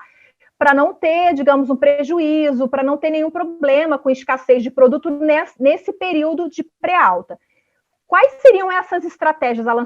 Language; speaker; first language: Portuguese; native; Portuguese